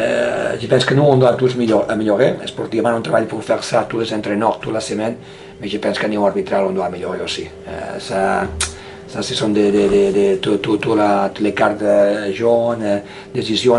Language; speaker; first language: French; non-native, fluent; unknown